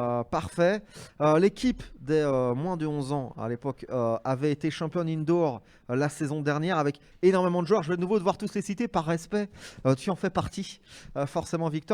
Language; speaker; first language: French; native; French